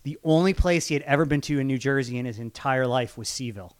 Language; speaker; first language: English; native; English